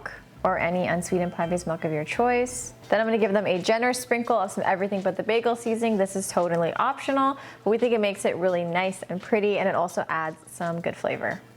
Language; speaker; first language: English; native; English